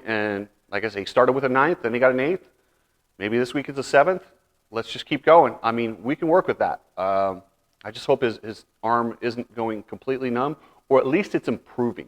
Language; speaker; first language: English; native; English